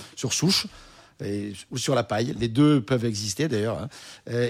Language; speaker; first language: French; native; French